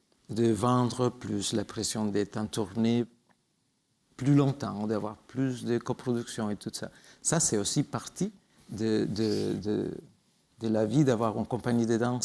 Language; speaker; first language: French; non-native, fluent; Spanish